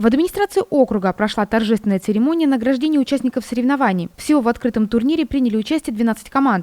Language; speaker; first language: Russian; native; Russian